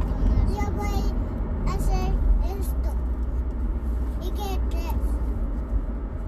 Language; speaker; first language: Spanish; early bilingual, other home language; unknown